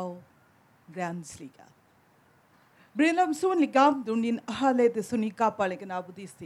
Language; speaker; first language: English; non-native, local second language; Bangla